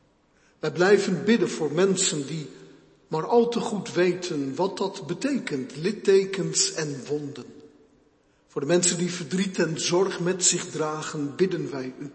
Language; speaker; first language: Dutch; native; Dutch